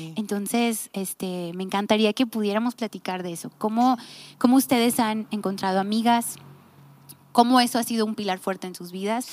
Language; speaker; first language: Spanish; native; Spanish